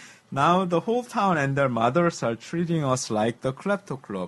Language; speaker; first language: English; non-native, fluent; Korean